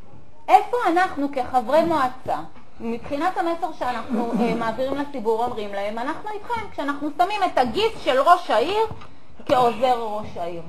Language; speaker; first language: Hebrew; native; Hebrew